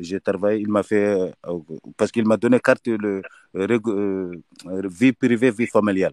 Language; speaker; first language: French; non-native, learner; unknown